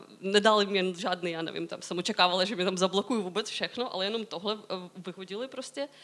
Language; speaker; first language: Czech; non-native, fluent; Ukrainian